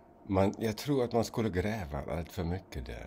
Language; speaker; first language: Swedish; non-native, fluent; German